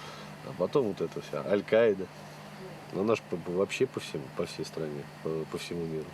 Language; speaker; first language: Russian; native; Russian